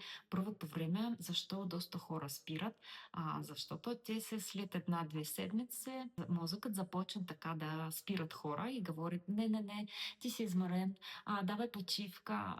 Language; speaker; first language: Bulgarian; non-native, learner; Russian